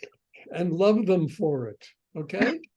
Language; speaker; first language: English; native; English